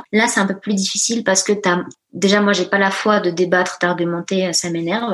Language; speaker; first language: French; early bilingual, other home language; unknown